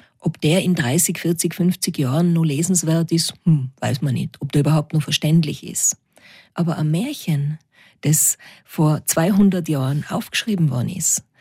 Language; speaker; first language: German; native; German